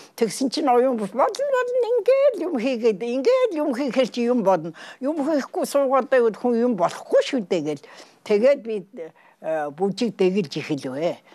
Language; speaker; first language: Mongolian; native; Mongolian